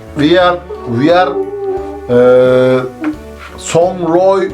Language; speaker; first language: English; non-native, learner; Turkish